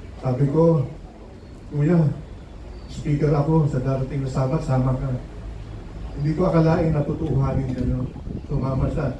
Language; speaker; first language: Filipino; native; Filipino